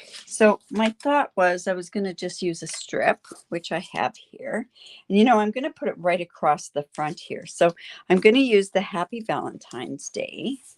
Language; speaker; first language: English; native; English